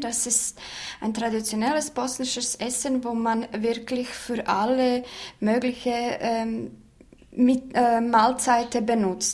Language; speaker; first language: German; non-native, fluent; Bosnian